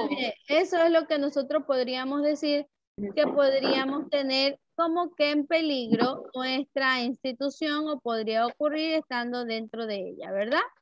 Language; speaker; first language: Spanish; native; Spanish